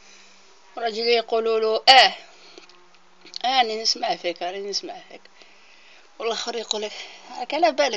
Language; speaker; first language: Arabic; native; Arabic